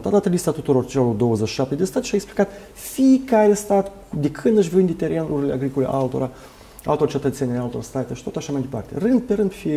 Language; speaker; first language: Romanian; native; Romanian